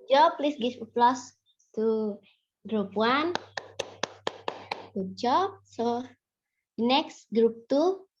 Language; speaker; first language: English; non-native, fluent; Indonesian